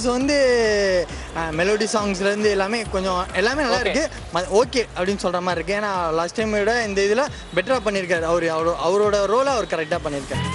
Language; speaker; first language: Tamil; native; Tamil